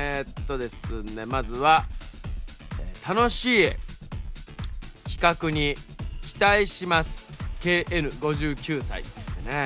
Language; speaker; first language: Japanese; native; Japanese